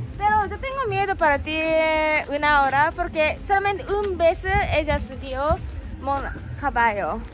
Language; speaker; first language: Spanish; non-native, learner; Japanese